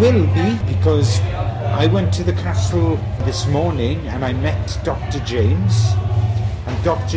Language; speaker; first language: English; native; English